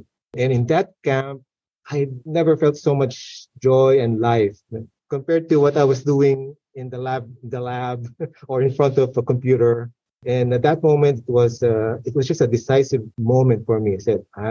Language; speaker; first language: English; non-native, local second language; Filipino